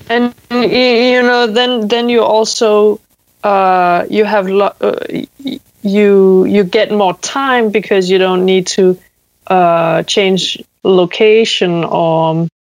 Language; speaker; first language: English; non-native, fluent; Danish